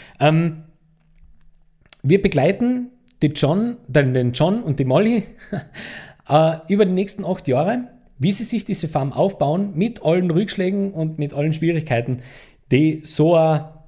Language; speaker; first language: German; native; German